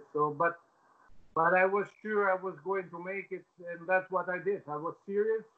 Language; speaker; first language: English; non-native, fluent; Albanian